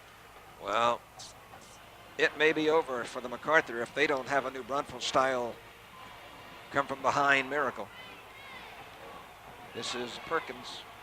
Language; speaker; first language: English; native; English